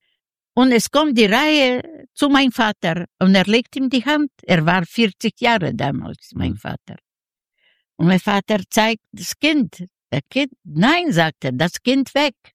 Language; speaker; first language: German; non-native, learner; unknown